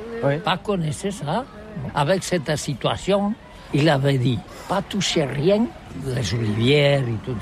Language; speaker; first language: French; non-native, learner; Catalan